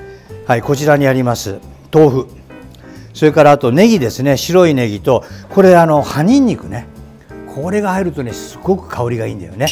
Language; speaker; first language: Japanese; native; Japanese